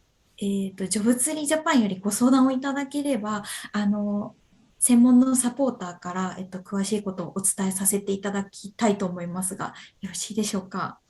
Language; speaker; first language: Japanese; native; Japanese